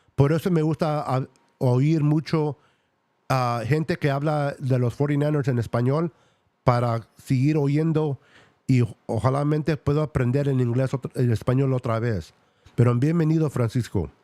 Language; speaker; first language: Spanish; early bilingual, other home language; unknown